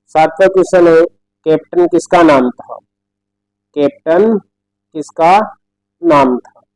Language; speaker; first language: Hindi; native; Hindi